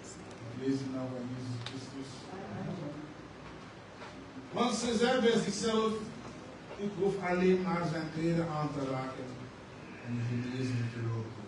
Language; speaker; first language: Dutch; non-native, fluent; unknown